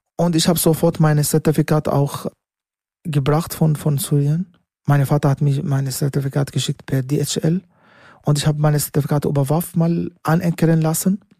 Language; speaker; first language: German; non-native, learner; Arabic